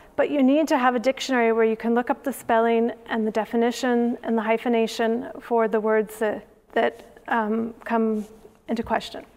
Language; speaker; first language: English; native; English